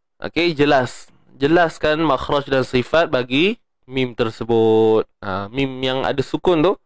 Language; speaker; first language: Malay; native; Malay